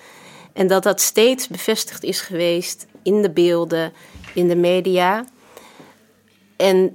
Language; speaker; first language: Dutch; early bilingual, other home language; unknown